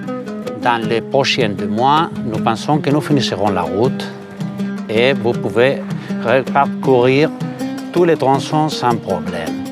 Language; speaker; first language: French; non-native, fluent; Spanish